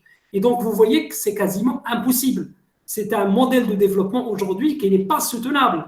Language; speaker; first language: French; non-native, local second language; Arabic